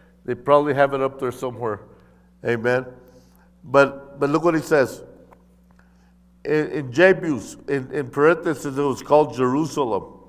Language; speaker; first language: English; early bilingual, other home language; Spanish